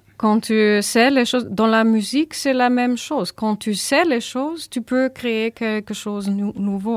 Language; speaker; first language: French; non-native, learner; German